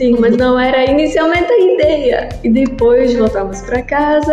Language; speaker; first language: Portuguese; non-native, learner; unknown